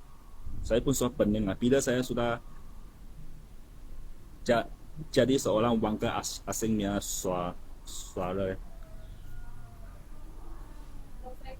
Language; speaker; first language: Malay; non-native, local second language; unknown